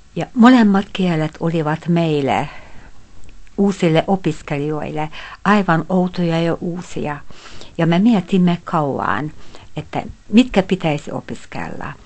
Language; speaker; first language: Finnish; non-native, fluent; Hungarian